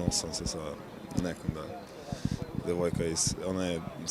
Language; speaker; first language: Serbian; non-native, learner; Portuguese